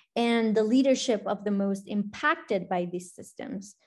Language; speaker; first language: English; non-native, fluent; Spanish